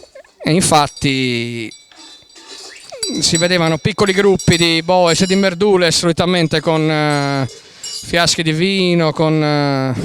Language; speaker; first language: Italian; native; Italian